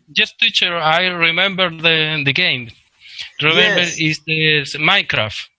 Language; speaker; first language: English; non-native, learner; Spanish